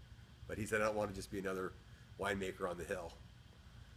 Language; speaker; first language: English; native; English